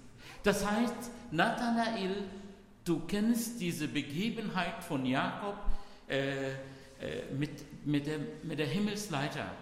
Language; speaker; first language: German; non-native, fluent; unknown